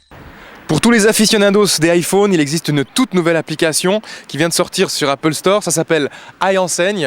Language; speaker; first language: French; native; French